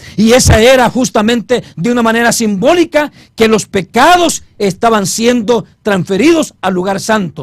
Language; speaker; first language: Spanish; native; Spanish